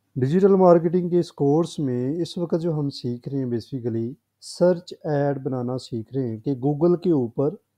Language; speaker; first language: Urdu; non-native, local second language; Punjabi